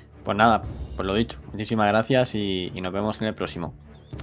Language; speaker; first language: Spanish; native; Spanish